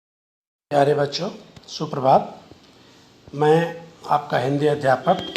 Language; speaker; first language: Hindi; native; Hindi